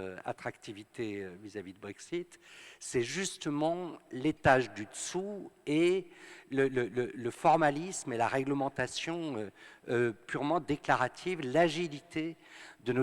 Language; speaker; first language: French; native; French